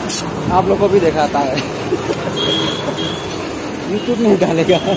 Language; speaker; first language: Hindi; non-native, local second language; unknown